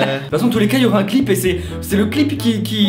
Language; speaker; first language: French; native; French